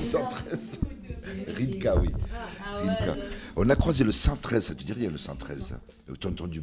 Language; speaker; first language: French; early bilingual, other home language; Kabyle